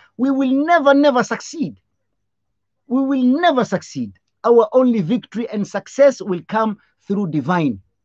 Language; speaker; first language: English; non-native, local second language; Swahili